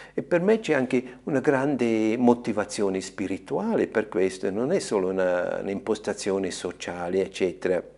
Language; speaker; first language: Italian; non-native, fluent; German